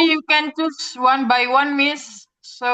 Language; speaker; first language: English; non-native, learner; Indonesian